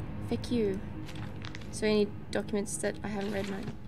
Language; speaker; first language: English; native; English